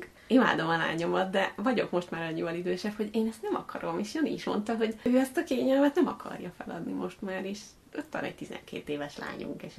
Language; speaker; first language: Hungarian; native; Hungarian